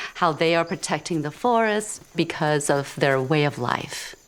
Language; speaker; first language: English; early bilingual, other home language; Khmer